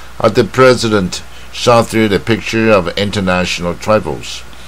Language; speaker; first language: English; non-native, fluent; Chinese